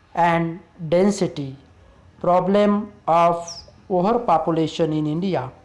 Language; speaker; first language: English; non-native, local second language; Marathi